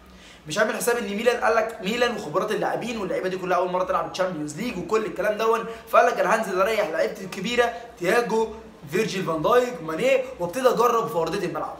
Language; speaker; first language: Arabic; native; Arabic